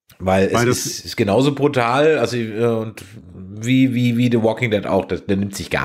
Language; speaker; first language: German; native; German